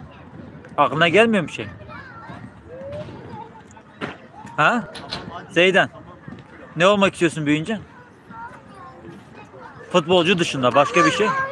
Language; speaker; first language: Turkish; native; Turkish